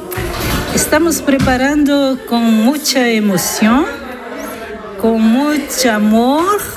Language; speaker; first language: Spanish; non-native, learner; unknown